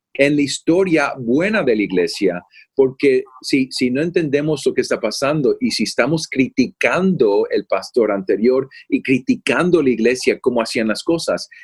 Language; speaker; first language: Spanish; early bilingual, heritage; Spanish